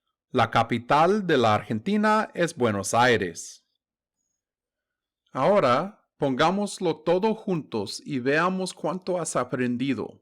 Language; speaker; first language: Spanish; non-native, fluent; English